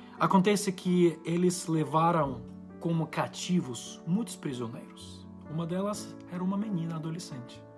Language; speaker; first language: Portuguese; non-native, fluent; Ukrainian